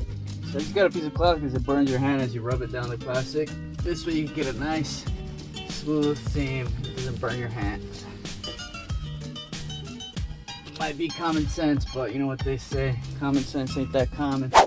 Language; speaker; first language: English; native; English